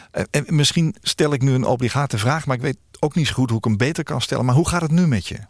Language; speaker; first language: Dutch; native; Dutch